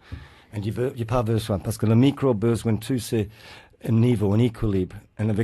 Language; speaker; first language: French; non-native, learner; English